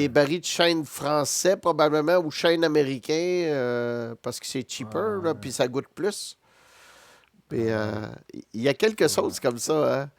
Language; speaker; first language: French; native; French